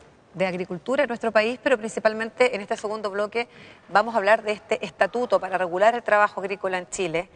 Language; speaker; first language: Spanish; native; Spanish